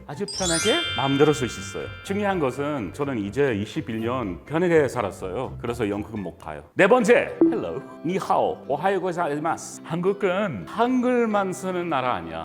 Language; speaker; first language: Korean; non-native, learner; English